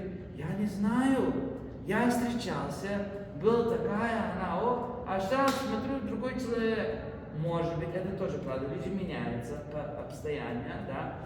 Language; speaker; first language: Russian; early bilingual, heritage; Russian